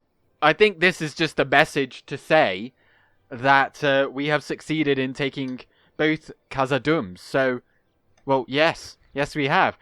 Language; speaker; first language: English; native; English